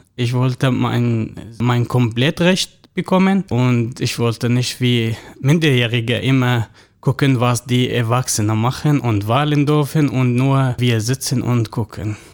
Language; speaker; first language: German; non-native, fluent; Arabic